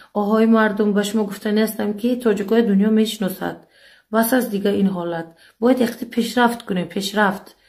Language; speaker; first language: Tajik; native; Tajik